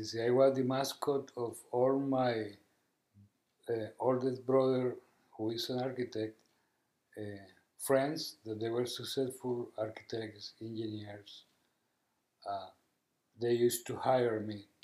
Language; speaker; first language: English; non-native, learner; Spanish